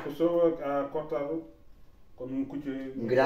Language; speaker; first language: Spanish; non-native, learner; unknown